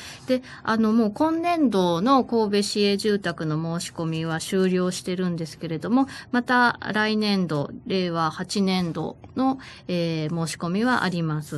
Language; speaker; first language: Japanese; native; Japanese